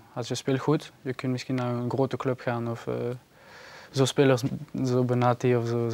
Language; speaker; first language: Dutch; non-native, learner; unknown